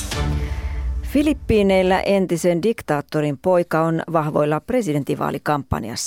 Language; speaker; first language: Finnish; native; Finnish